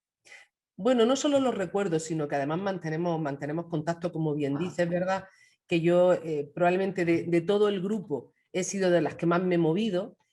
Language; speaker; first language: Spanish; native; Spanish